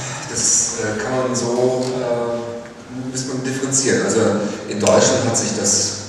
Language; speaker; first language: German; native; German